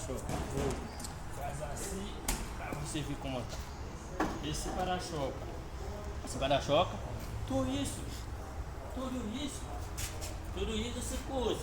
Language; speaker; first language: Portuguese; non-native, learner; Haitian Creole